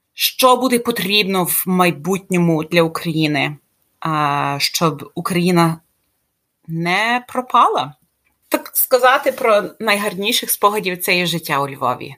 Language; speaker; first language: Ukrainian; early bilingual, heritage; Ukrainian